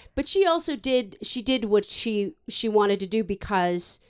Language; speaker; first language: English; native; English